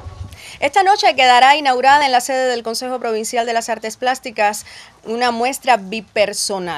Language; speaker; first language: Spanish; native; Spanish